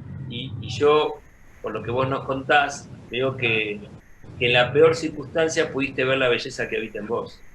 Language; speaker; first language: Spanish; native; Spanish